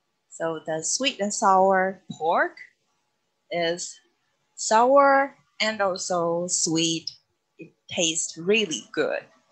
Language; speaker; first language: English; non-native, fluent; Chinese